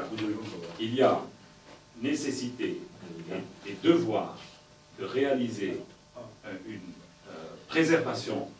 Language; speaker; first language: French; native; French